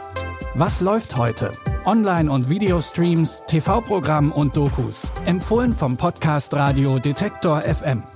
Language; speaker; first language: German; native; German